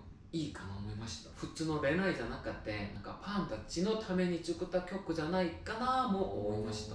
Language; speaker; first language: Japanese; non-native, learner; Korean